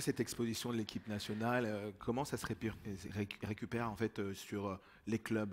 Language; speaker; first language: French; native; French